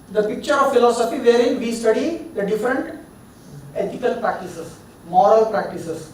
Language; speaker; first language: English; non-native, local second language; Kannada